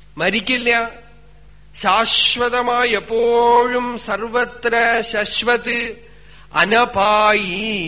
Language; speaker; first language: Malayalam; non-native, local second language; Tamil